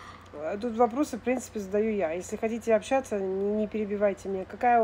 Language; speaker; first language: Russian; native; Russian